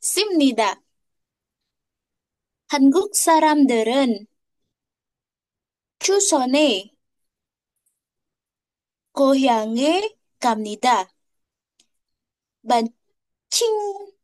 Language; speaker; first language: Korean; non-native, learner; Indonesian